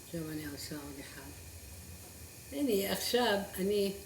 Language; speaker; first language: Hebrew; non-native, fluent; Arabic